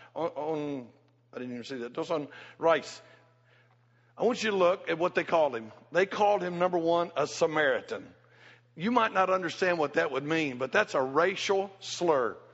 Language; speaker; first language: English; native; English